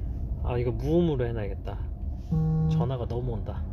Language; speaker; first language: Korean; native; Korean